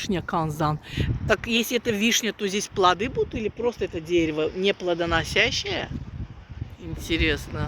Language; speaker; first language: Russian; non-native, local second language; Azerbaijani